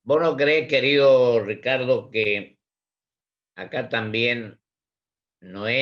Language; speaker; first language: Spanish; native; Spanish